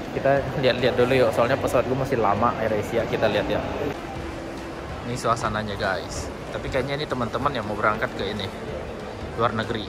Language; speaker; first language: Indonesian; native; Indonesian